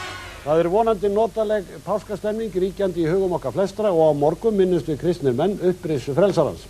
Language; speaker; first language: Icelandic; native; Icelandic